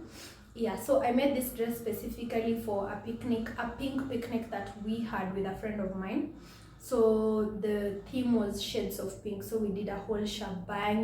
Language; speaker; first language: English; non-native, local second language; Swahili